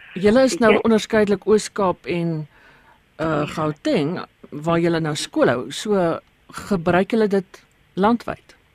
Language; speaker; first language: Afrikaans; native; Afrikaans